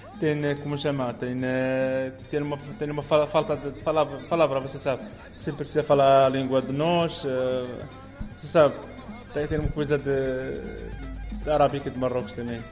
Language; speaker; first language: Portuguese; non-native, learner; Arabic